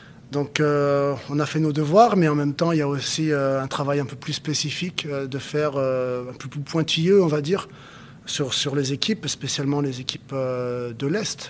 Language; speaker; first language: French; native; French